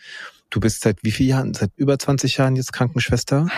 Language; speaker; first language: German; native; German